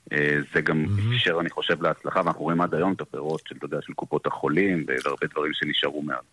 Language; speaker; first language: Hebrew; native; Hebrew